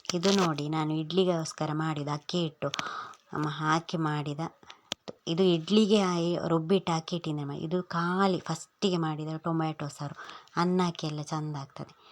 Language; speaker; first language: Kannada; non-native, local second language; Tulu